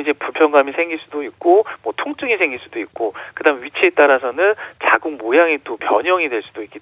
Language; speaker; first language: Korean; native; Korean